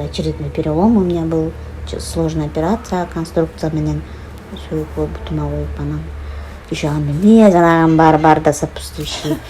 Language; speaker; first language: Russian; non-native, local second language; Kyrgyz